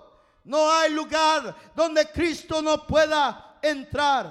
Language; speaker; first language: Spanish; non-native, fluent; English